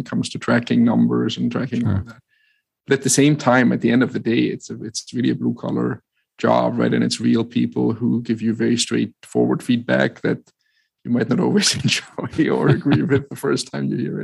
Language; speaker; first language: English; non-native, fluent; German